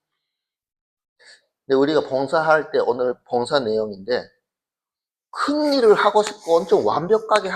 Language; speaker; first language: Korean; early bilingual, heritage; Korean